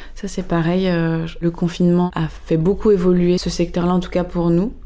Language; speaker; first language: French; native; French